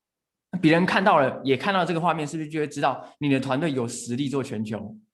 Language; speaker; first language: Chinese; native; Chinese